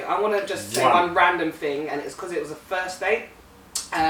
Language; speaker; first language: English; native; English